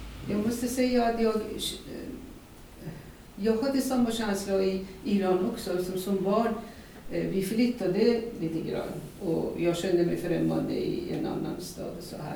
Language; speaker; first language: Swedish; non-native, fluent; Persian